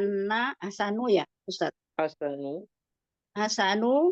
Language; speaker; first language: Arabic; non-native, learner; Indonesian